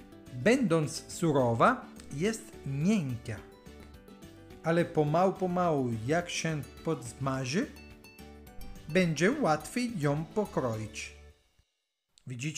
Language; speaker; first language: Polish; non-native, learner; Italian